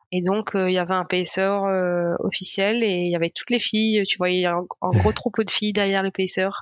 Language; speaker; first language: French; non-native, local second language; Morisyen